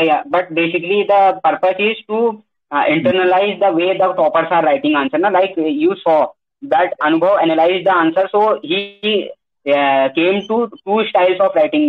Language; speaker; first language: English; non-native, local second language; Hindi